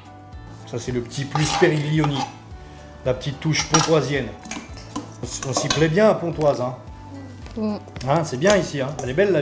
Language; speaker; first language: French; native; French